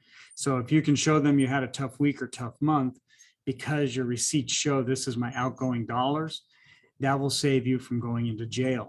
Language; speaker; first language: English; native; English